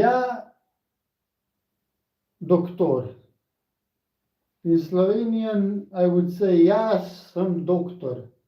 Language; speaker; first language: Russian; non-native, learner; Slovenian